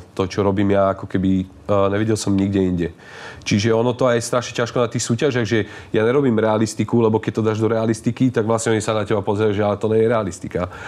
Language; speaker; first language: Slovak; native; Slovak